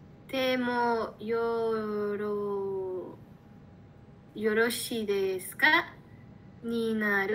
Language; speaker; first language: Japanese; non-native, learner; Spanish